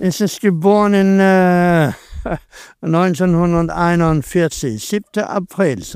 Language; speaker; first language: German; non-native, learner; Danish